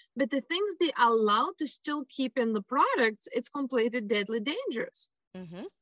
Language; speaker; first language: English; non-native, fluent; Lithuanian